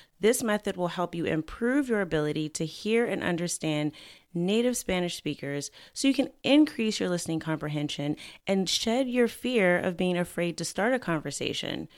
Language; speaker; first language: English; native; English